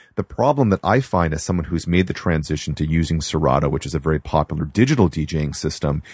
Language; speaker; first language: English; native; English